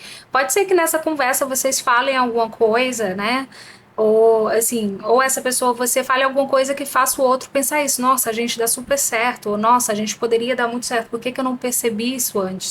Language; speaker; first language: Portuguese; native; Portuguese